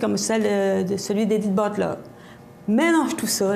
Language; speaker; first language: French; native; French